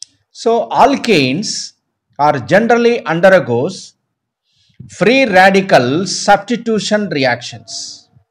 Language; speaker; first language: English; non-native, local second language; Telugu